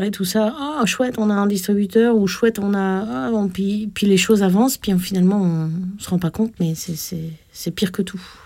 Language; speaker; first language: French; native; French